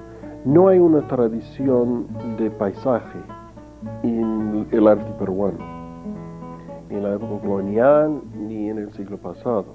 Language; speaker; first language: Spanish; non-native, fluent; English